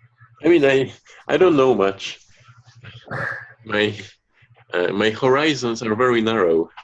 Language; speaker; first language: English; non-native, fluent; Polish